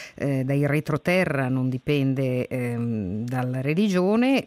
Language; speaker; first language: Italian; native; Italian